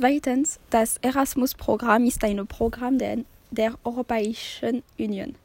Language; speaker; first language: German; non-native, learner; French